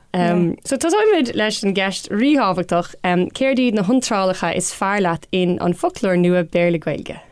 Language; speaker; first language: Irish; non-native, local second language; English